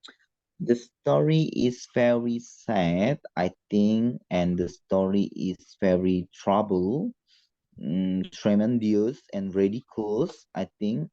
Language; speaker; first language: English; non-native, learner; Indonesian